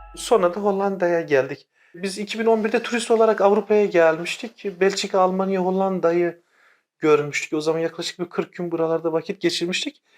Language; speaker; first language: Turkish; non-native, local second language; Kurdish